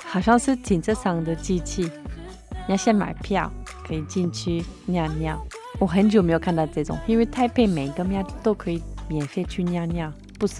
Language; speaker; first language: Chinese; non-native, fluent; French